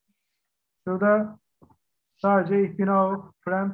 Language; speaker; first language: German; non-native, fluent; Turkish